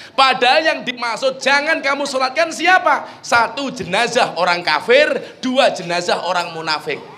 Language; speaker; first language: Indonesian; non-native, local second language; Javanese